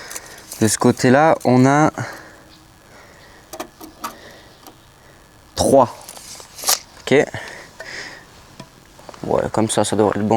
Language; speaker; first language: French; native; French